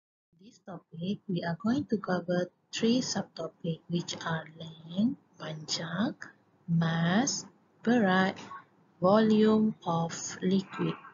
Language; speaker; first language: English; non-native, local second language; Malay